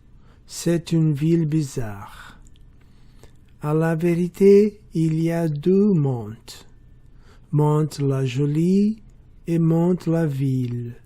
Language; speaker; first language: French; non-native, learner; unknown